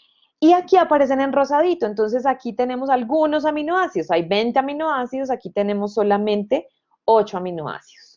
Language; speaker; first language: Spanish; native; Spanish